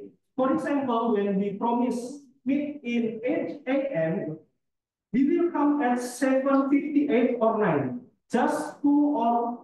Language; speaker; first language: English; non-native, fluent; Indonesian